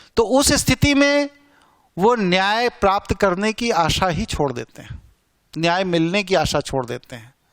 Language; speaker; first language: Hindi; native; Hindi